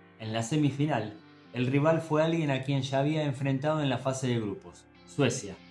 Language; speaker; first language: Spanish; native; Spanish